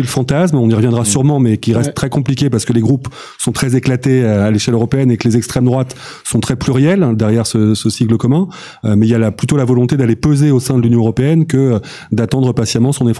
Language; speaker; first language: French; native; French